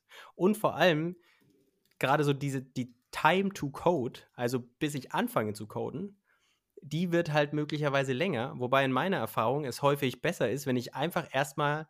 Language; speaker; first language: German; native; German